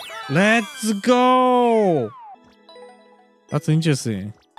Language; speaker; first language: English; non-native, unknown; Japanese